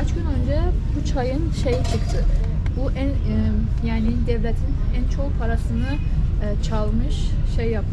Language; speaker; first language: Turkish; non-native, fluent; Persian